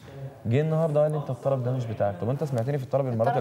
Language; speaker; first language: Arabic; native; Arabic